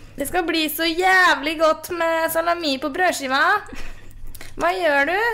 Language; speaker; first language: Norwegian; native; Norwegian